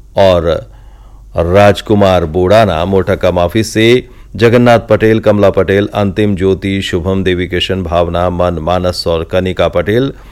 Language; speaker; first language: Hindi; native; Hindi